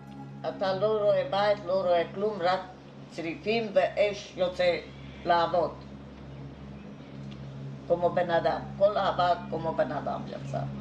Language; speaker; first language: Hebrew; non-native, fluent; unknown